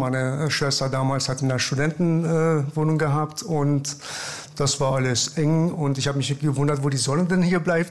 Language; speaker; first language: German; early bilingual, other home language; Persian